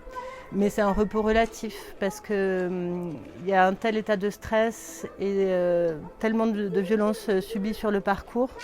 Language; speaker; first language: French; native; French